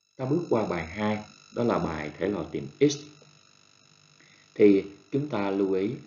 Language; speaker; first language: Vietnamese; native; Vietnamese